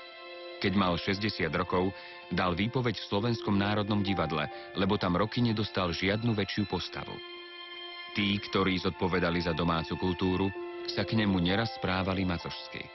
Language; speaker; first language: Slovak; native; Slovak